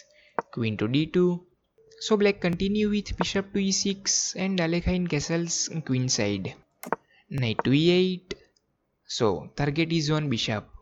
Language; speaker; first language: English; non-native, fluent; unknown